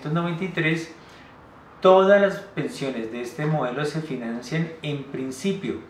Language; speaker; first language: Spanish; native; Spanish